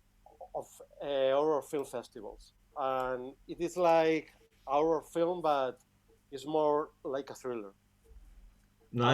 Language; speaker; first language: English; non-native, fluent; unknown